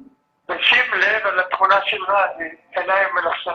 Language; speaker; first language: Hebrew; early bilingual, other home language; Arabic